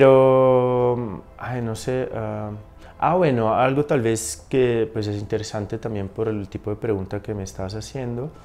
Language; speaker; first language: Spanish; non-native, fluent; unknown